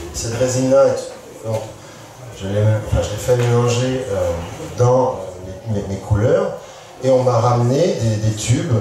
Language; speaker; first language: French; native; French